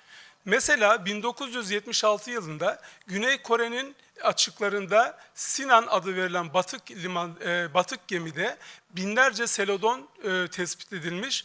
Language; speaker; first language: Turkish; native; Turkish